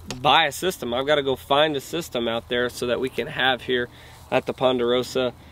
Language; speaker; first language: English; native; English